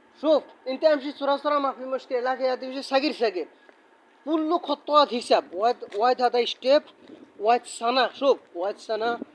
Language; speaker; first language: Arabic; non-native, learner; Bangla